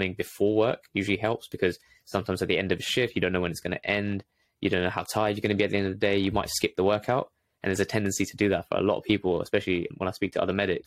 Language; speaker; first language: English; native; English